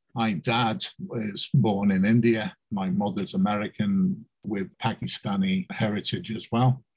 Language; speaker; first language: English; native; English